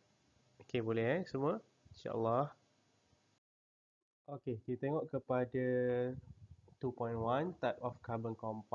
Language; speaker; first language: Malay; native; Malay